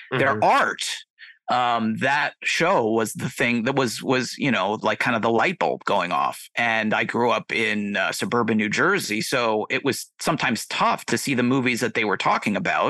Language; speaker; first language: English; native; English